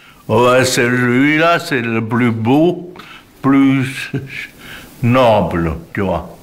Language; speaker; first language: French; non-native, fluent; Chinese